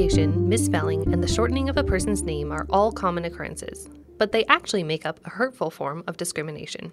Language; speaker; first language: English; native; English